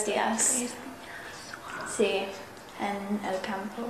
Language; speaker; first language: Spanish; non-native, learner; English